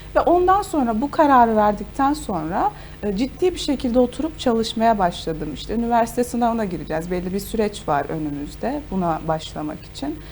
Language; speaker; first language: Turkish; native; Turkish